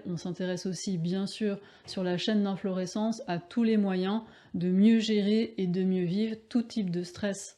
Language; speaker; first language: French; native; French